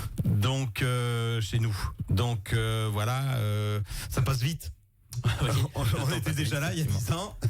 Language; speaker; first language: French; native; French